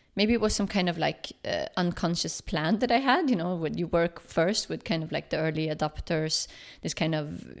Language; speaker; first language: English; non-native, fluent; Swedish